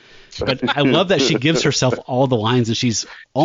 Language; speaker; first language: English; native; English